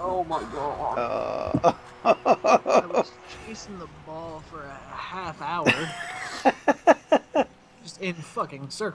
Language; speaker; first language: English; native; English